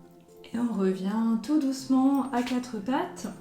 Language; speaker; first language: French; native; French